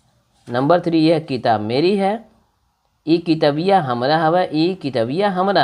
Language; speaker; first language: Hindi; non-native, local second language; Bhojpuri